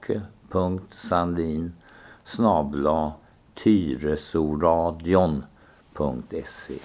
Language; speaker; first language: Swedish; native; Swedish